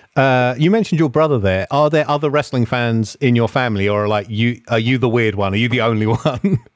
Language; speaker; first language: English; native; English